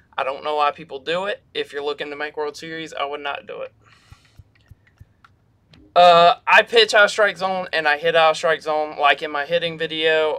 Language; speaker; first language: English; native; English